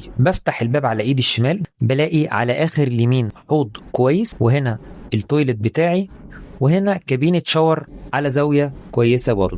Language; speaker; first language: Arabic; native; Arabic